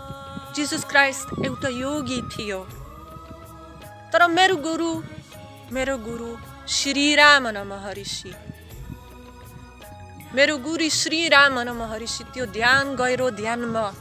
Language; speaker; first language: Nepali; non-native, learner; Slovak